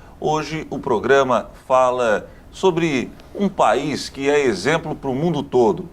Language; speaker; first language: Portuguese; native; Portuguese